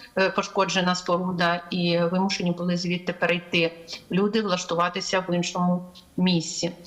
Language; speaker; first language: Ukrainian; native; Ukrainian